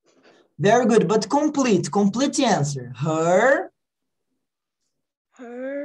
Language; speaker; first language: English; non-native, learner; Portuguese